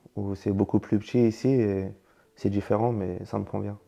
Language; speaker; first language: French; native; French